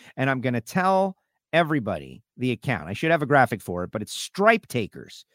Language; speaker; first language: English; native; English